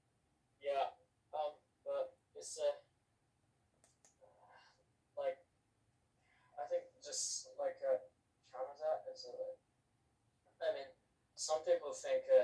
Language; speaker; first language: English; non-native, learner; Korean